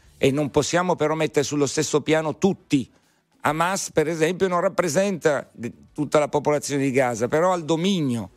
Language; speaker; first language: Italian; native; Italian